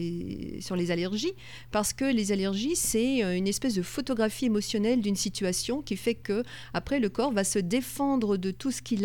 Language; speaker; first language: French; native; French